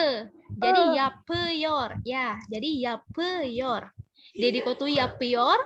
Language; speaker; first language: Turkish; non-native, fluent; Indonesian